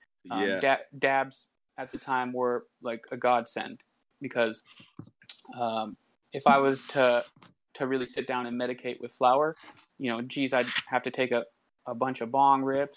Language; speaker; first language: English; native; English